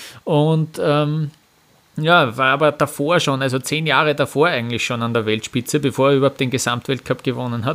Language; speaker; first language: German; native; German